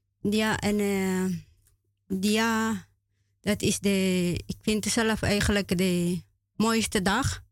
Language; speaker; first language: Dutch; non-native, learner; Spanish